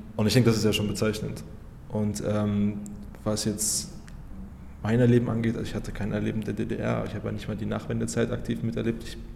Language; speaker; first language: German; native; German